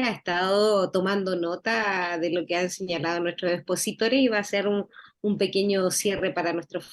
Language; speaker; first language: Spanish; native; Spanish